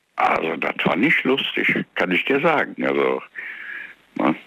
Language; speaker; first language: German; native; German